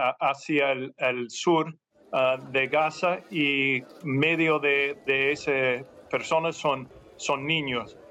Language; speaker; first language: Spanish; non-native, fluent; English